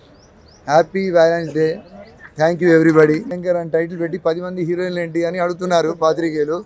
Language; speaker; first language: Telugu; native; Telugu